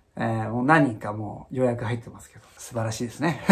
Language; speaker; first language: Japanese; native; Japanese